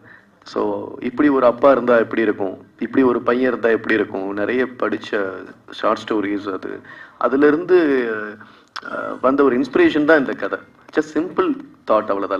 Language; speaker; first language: Tamil; non-native, fluent; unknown